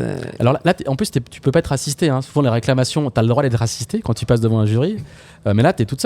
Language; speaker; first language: French; native; French